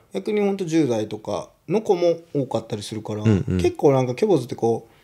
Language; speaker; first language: Japanese; native; Japanese